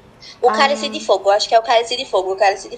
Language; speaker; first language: Portuguese; native; Portuguese